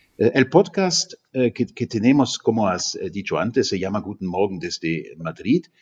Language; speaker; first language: Spanish; non-native, fluent; German